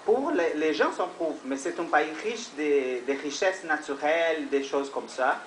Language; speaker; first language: French; non-native, learner; Portuguese